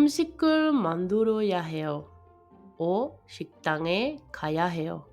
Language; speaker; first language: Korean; non-native, fluent; Spanish